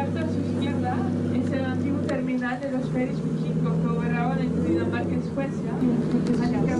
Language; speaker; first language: Spanish; non-native, fluent; Danish